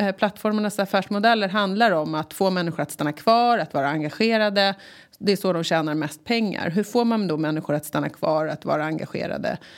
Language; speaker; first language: Swedish; native; Swedish